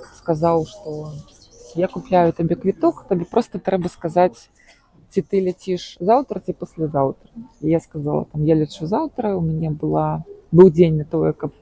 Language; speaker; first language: Belarusian; native; Belarusian